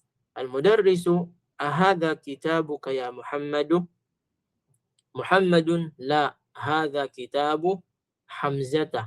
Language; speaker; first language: Arabic; non-native, fluent; Filipino